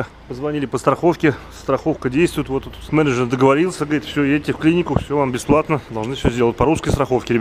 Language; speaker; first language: Russian; native; Russian